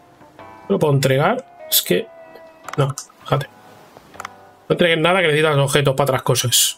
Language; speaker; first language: Spanish; native; Spanish